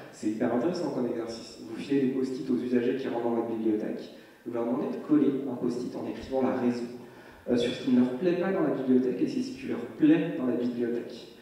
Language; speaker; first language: French; native; French